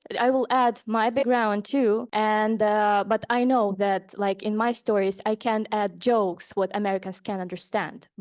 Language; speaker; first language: English; non-native, learner; Ukrainian